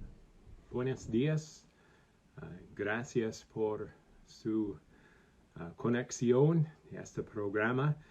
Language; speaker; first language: Spanish; non-native, learner; English